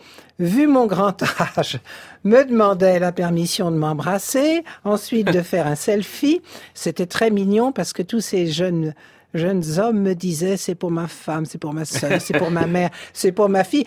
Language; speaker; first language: French; native; French